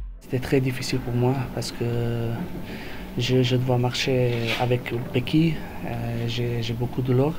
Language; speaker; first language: French; non-native, learner; Serbian